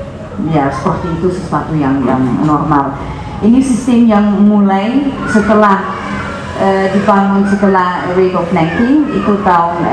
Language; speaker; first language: Indonesian; non-native, fluent; Dutch